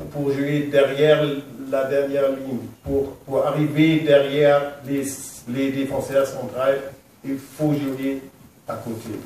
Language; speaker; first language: French; non-native, fluent; German